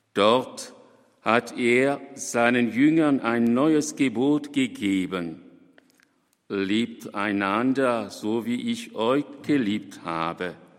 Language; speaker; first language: German; non-native, fluent; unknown